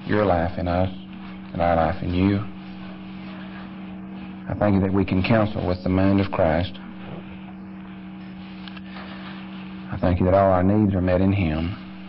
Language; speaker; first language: English; native; English